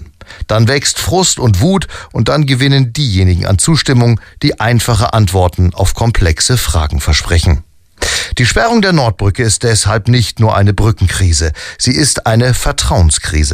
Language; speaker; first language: German; native; German